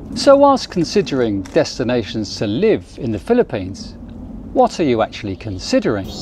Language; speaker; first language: English; native; English